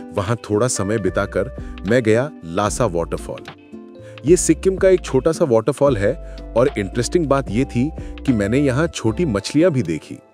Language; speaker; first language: Hindi; non-native, fluent; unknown